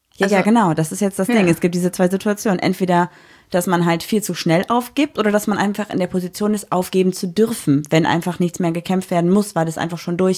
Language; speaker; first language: German; native; German